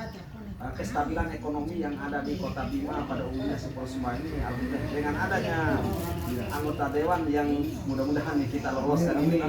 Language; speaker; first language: Indonesian; non-native, local second language; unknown